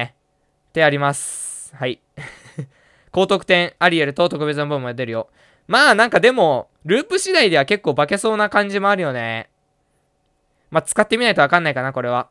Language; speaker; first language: Japanese; native; Japanese